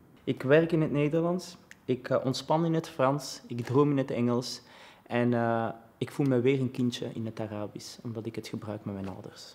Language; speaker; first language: Dutch; early bilingual, other home language; Arabic